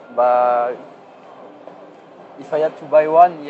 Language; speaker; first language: English; non-native, learner; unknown